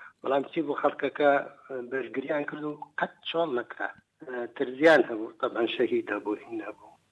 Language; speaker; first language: Central Kurdish; native; Central Kurdish